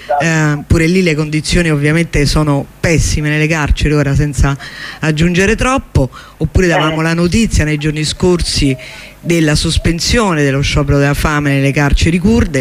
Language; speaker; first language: Italian; native; Italian